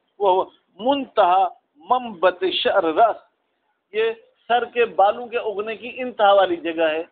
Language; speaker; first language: Urdu; non-native, local second language; Sindhi